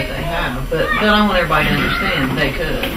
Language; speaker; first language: English; native; English